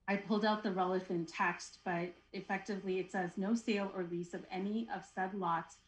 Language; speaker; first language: English; native; English